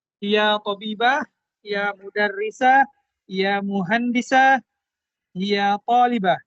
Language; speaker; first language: Arabic; non-native, learner; Indonesian